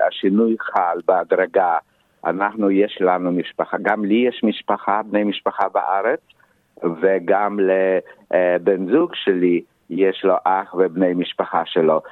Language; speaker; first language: Hebrew; non-native, fluent; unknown